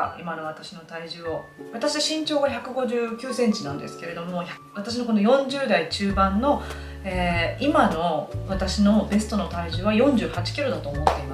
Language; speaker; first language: Japanese; native; Japanese